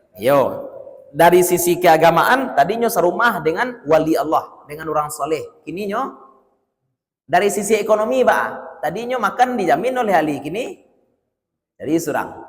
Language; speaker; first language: Malay; non-native, local second language; Minangkabau